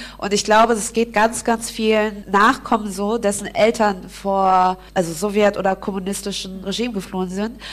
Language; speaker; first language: German; early bilingual, other home language; Vietnamese